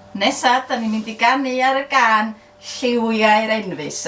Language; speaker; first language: Welsh; non-native, local second language; Spanish